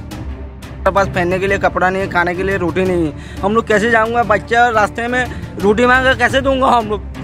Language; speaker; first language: Hindi; non-native, learner; Rohingya